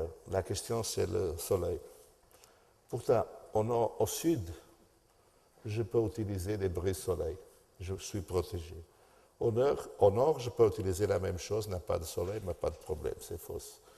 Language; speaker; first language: French; non-native, fluent; Portuguese